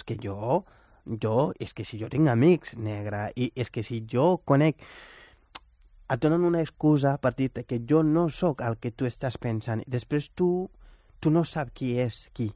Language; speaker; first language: Catalan; non-native, fluent; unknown